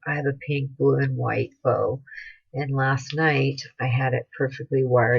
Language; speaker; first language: English; native; English